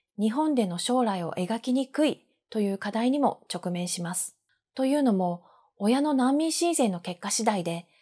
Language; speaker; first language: Japanese; native; Japanese